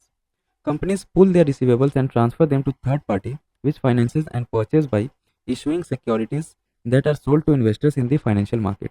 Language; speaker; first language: English; non-native, local second language; Hindi